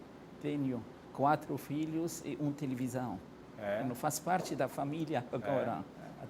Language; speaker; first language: Portuguese; non-native, fluent; Arabic